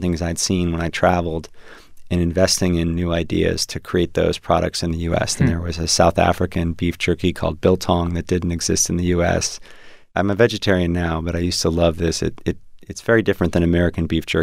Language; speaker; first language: English; native; English